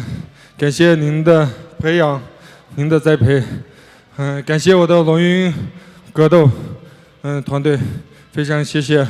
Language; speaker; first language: Chinese; non-native, local second language; Kazakh